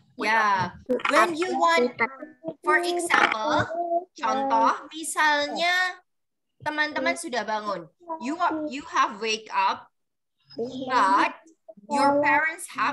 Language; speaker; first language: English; non-native, fluent; Indonesian